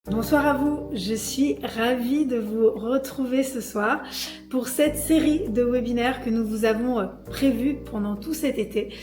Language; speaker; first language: French; native; French